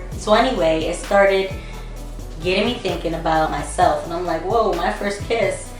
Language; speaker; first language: English; native; English